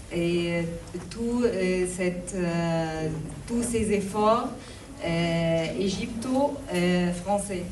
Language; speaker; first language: French; non-native, fluent; Arabic